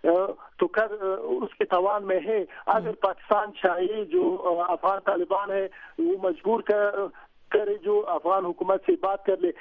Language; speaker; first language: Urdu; non-native, learner; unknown